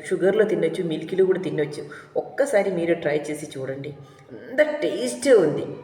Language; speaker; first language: Telugu; non-native, local second language; Malayalam